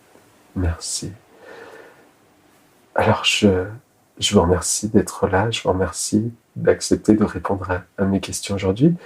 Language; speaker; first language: French; native; French